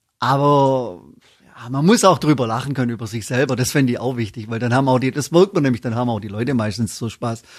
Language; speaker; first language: German; native; German